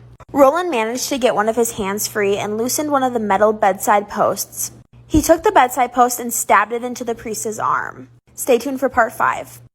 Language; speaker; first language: English; native; English